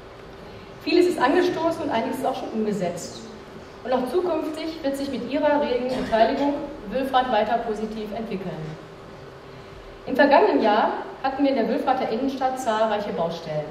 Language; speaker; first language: German; native; German